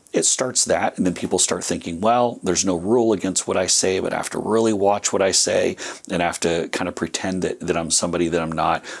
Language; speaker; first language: English; native; English